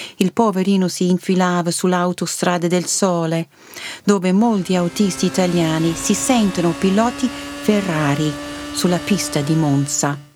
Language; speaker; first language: Italian; early bilingual, heritage; Italian